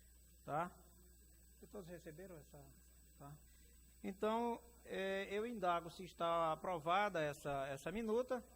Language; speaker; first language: Portuguese; native; Portuguese